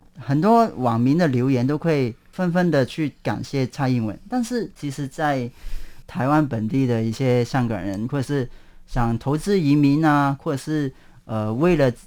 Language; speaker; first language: Chinese; non-native, local second language; Cantonese